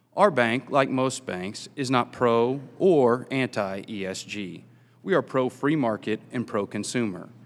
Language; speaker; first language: English; native; English